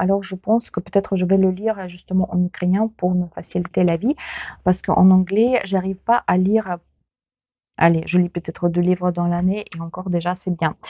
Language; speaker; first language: French; non-native, fluent; Ukrainian